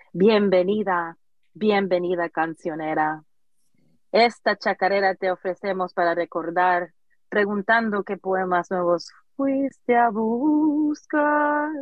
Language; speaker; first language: Spanish; early bilingual, heritage; Spanish